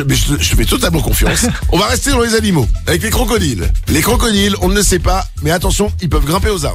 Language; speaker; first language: French; native; French